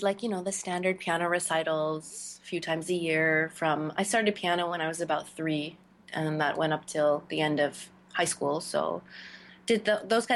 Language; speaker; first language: English; native; English